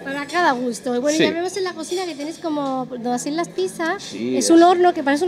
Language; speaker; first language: Spanish; native; Spanish